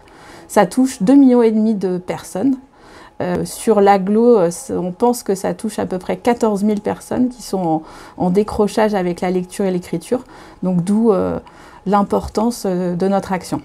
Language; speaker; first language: French; native; French